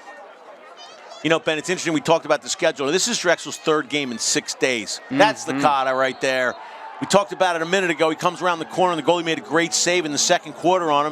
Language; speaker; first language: English; native; English